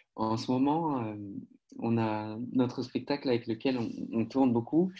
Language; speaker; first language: French; native; French